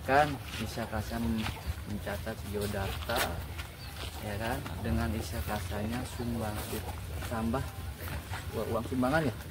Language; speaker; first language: Indonesian; native; Indonesian